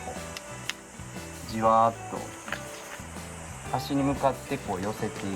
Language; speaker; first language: Japanese; native; Japanese